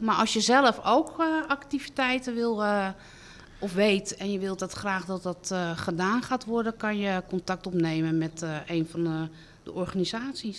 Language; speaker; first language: Dutch; native; Dutch